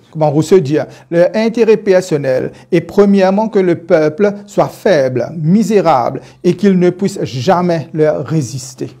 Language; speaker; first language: French; non-native, local second language; Morisyen